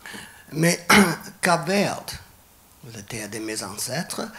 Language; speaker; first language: French; non-native, fluent; English